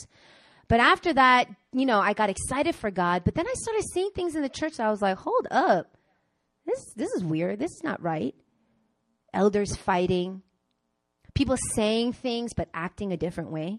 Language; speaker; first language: English; native; English